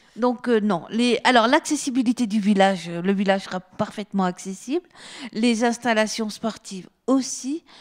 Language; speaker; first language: French; native; French